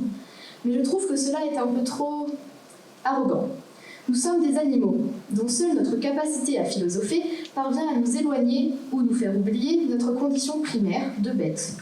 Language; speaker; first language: French; native; French